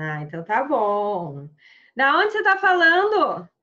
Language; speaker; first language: Portuguese; native; Portuguese